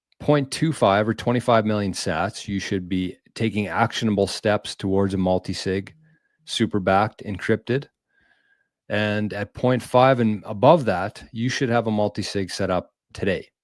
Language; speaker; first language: English; native; English